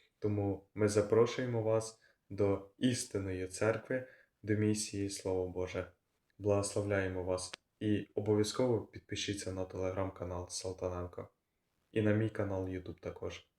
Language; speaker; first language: Ukrainian; non-native, local second language; Russian